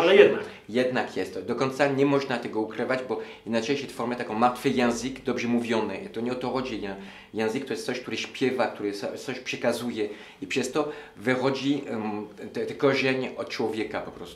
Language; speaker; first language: Polish; non-native, learner; French